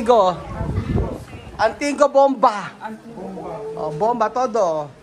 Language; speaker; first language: Spanish; non-native, learner; Filipino